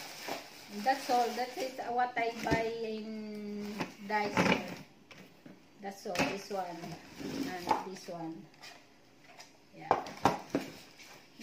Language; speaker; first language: English; non-native, local second language; Filipino